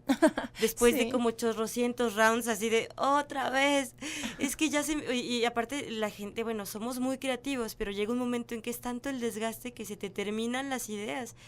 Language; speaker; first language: Spanish; native; Spanish